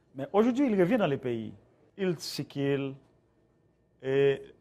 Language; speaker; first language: French; native; French